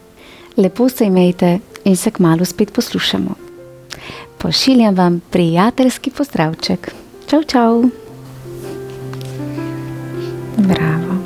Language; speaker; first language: Slovenian; native; Slovenian